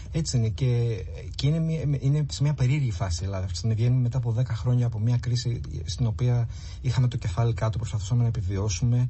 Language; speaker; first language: Greek; native; Greek